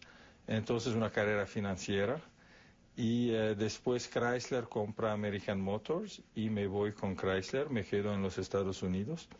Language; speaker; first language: Spanish; non-native, fluent; Arabic